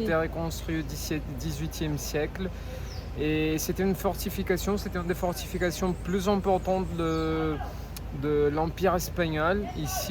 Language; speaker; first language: French; non-native, fluent; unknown